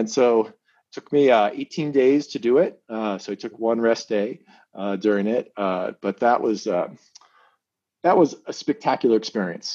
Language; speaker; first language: English; native; English